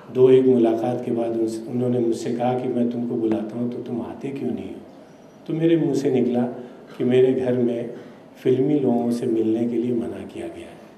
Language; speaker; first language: Urdu; native; Urdu